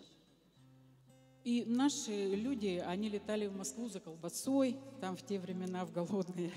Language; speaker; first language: Russian; native; Russian